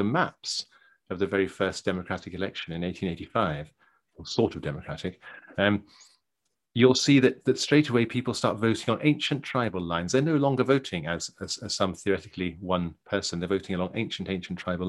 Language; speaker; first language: English; native; English